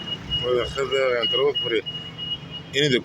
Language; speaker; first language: Greek; non-native, learner; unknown